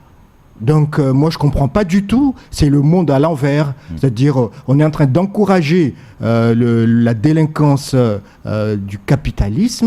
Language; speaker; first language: French; non-native, local second language; Comorian